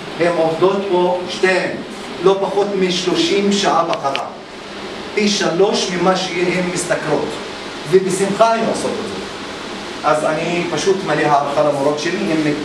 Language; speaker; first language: Hebrew; non-native, local second language; Arabic